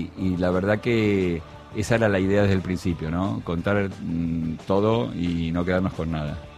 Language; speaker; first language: Spanish; native; Spanish